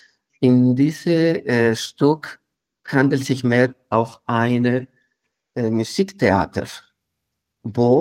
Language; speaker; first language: German; non-native, fluent; Spanish